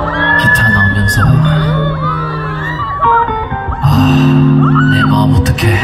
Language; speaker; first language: Korean; non-native, fluent; English